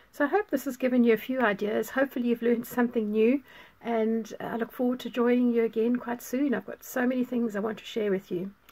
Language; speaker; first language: English; native; English